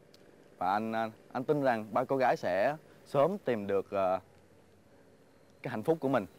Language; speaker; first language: Vietnamese; native; Vietnamese